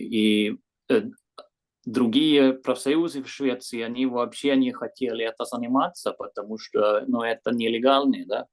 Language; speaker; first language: Russian; non-native, fluent; Swedish